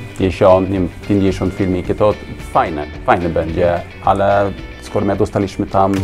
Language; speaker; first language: Polish; non-native, learner; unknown